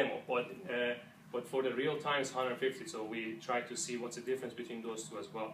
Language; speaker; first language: English; non-native, fluent; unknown